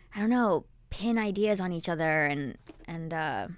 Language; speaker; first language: English; native; English